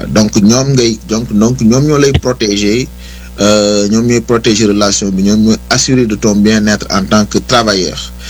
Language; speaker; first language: French; non-native, local second language; Wolof